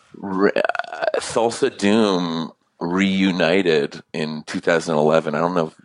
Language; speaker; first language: English; native; English